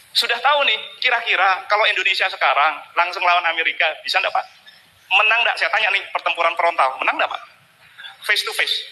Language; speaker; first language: Indonesian; native; Indonesian